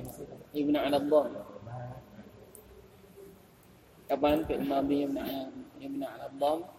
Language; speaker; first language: Arabic; non-native, fluent; Indonesian